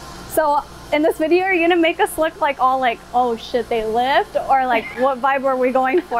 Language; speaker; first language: English; early bilingual, other home language; Spanish